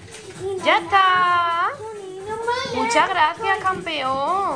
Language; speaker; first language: Spanish; native; Spanish